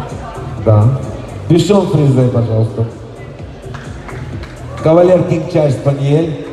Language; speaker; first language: Russian; non-native, fluent; Georgian